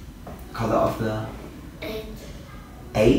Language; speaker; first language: English; non-native, learner; Vietnamese